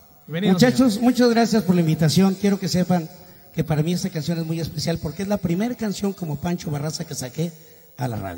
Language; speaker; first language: Spanish; native; Spanish